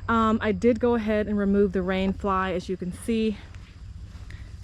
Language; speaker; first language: English; native; English